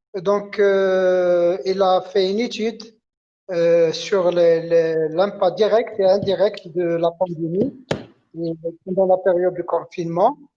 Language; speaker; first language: French; non-native, local second language; Arabic